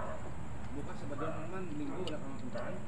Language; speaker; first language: Filipino; non-native, local second language; Cebuano